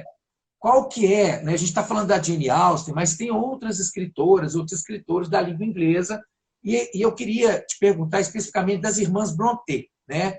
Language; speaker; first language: Portuguese; native; Portuguese